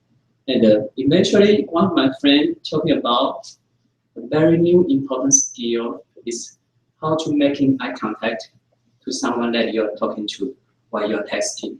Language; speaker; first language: English; non-native, fluent; Chinese